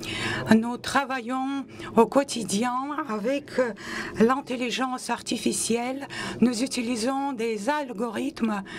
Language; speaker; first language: French; non-native, local second language; Latvian